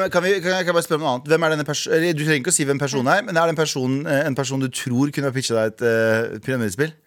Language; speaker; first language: Norwegian; early bilingual, other home language; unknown